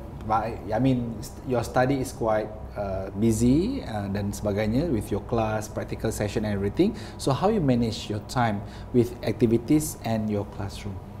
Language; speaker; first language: English; non-native, local second language; Malay